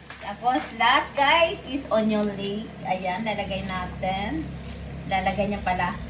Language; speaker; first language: Filipino; non-native, local second language; Bikol